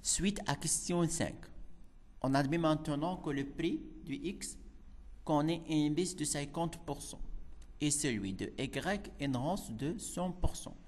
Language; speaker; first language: French; non-native, local second language; Arabic